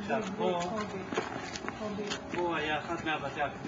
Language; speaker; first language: Hebrew; non-native, fluent; Ladino